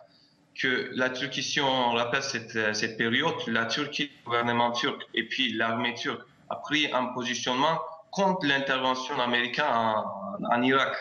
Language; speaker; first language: French; non-native, fluent; Turkish